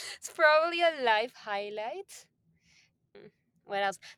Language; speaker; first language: English; non-native, fluent; Spanish